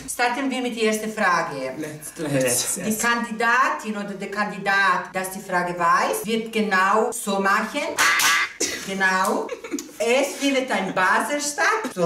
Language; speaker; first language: German; non-native, local second language; Italian